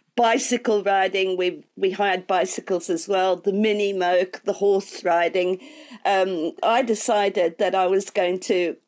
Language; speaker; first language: English; native; English